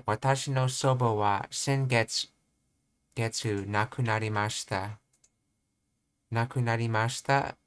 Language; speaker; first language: Japanese; non-native, learner; English